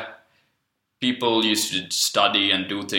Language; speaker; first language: English; non-native, local second language; Sinhala